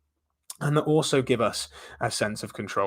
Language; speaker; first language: English; native; English